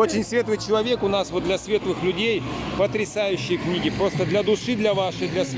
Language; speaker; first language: Russian; native; Russian